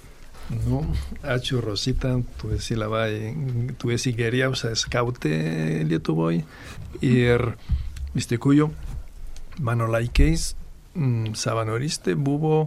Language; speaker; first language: Lithuanian; non-native, fluent; Catalan